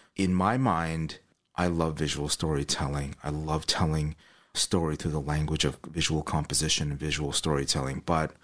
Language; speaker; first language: English; native; English